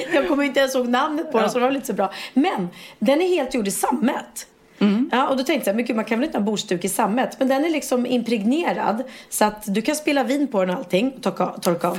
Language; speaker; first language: Swedish; native; Swedish